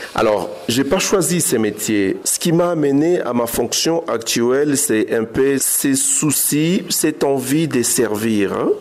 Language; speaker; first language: French; non-native, local second language; Swahili